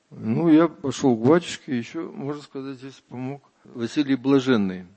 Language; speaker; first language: Russian; native; Russian